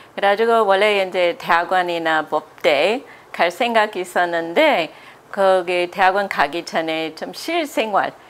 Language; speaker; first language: Korean; non-native, fluent; English